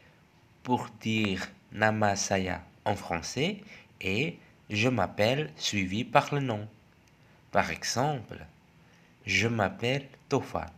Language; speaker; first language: French; non-native, fluent; Indonesian